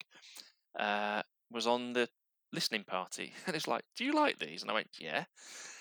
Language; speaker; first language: English; native; English